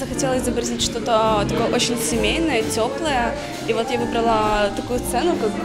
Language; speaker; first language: Russian; native; Russian